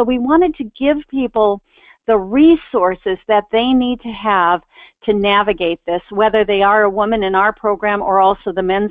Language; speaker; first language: English; native; English